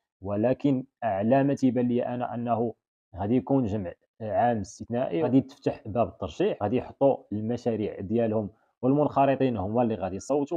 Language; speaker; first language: Arabic; native; Arabic